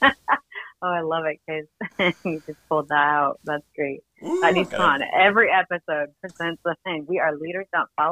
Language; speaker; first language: English; native; English